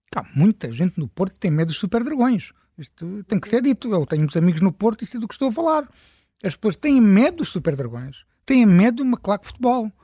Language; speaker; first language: Portuguese; native; Portuguese